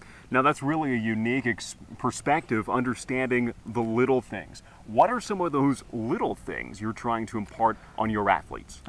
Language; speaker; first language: English; native; English